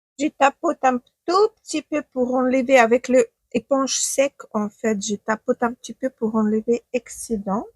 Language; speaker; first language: French; non-native, fluent; Ukrainian